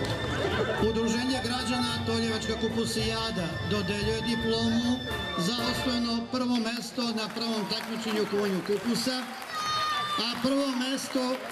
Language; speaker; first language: Bosnian; native; Bosnian